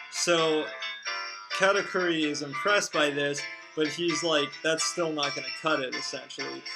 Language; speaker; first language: English; native; English